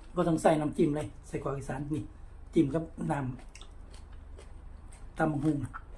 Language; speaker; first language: Thai; native; Thai